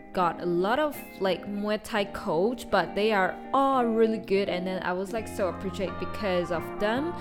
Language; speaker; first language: English; non-native, local second language; Chinese